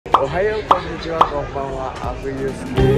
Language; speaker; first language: Japanese; native; Japanese